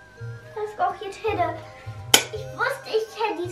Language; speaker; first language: German; native; German